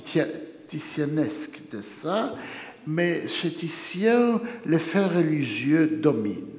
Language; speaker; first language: French; non-native, fluent; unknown